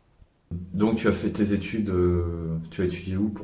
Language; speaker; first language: French; native; French